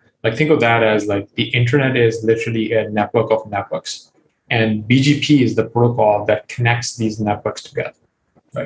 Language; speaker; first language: English; non-native, local second language; Urdu